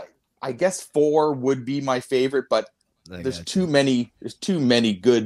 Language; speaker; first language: English; native; English